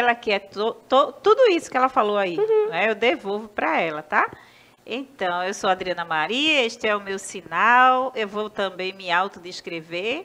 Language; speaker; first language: Portuguese; native; Portuguese